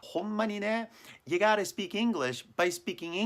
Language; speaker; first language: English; non-native, fluent; Japanese